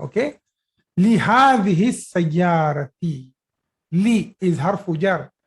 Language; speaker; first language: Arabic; non-native, fluent; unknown